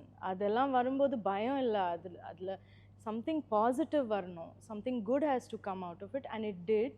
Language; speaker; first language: Tamil; non-native, fluent; Malayalam